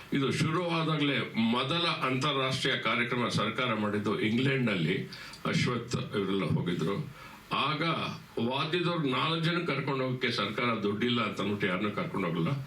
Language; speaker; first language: Kannada; native; Kannada